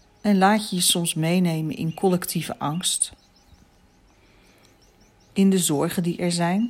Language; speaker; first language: Dutch; native; Dutch